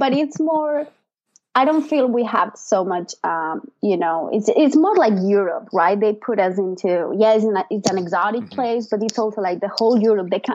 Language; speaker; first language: English; non-native, fluent; Spanish